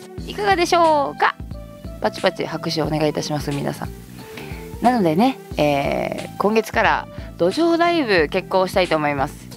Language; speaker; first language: Japanese; native; Japanese